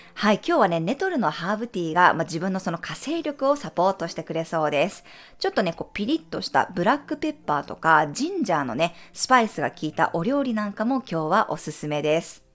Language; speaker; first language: Japanese; native; Japanese